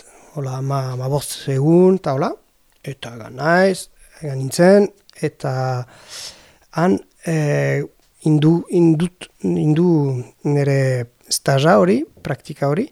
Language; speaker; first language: Basque; non-native, learner; French